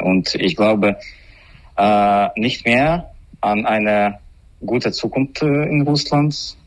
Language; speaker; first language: German; non-native, learner; Russian